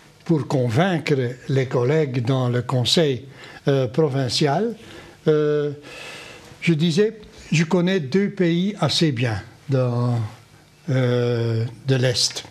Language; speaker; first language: French; non-native, local second language; Dutch